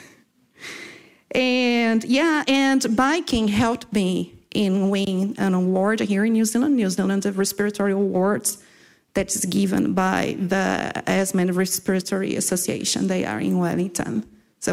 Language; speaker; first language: English; non-native, fluent; Portuguese